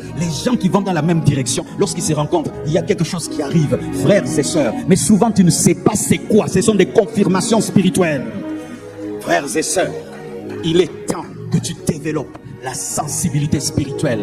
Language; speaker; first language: French; non-native, local second language; Lingala